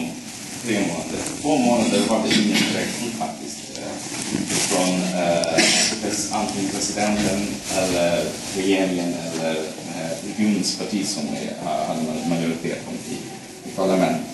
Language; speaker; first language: Swedish; non-native, fluent; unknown